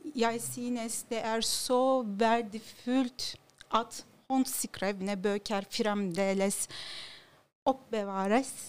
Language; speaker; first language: Norwegian; non-native, learner; Turkish